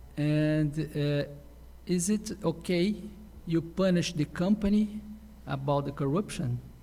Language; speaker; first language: English; non-native, learner; Portuguese